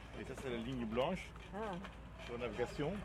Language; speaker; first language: French; non-native, learner; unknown